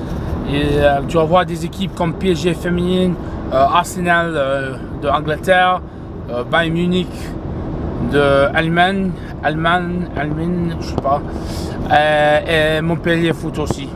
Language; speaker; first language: French; non-native, fluent; English